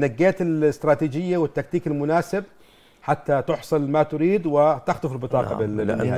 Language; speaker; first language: Arabic; native; Arabic